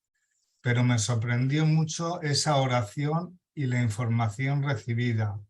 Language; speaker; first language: Spanish; native; Spanish